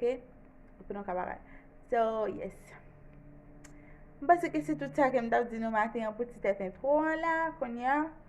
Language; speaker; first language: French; non-native, local second language; Haitian Creole